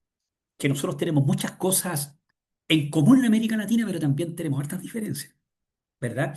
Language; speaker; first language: Spanish; native; Spanish